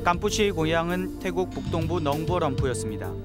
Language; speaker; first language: Korean; native; Korean